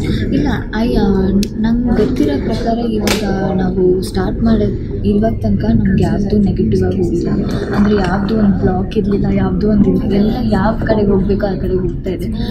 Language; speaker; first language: Kannada; non-native, local second language; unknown